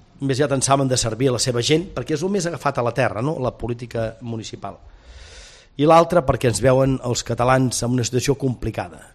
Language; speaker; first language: Catalan; native; Catalan